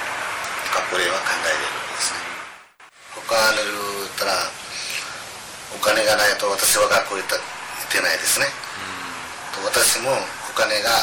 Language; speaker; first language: Japanese; non-native, learner; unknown